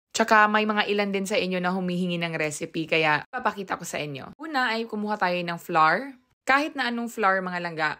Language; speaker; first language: Filipino; non-native, local second language; Cebuano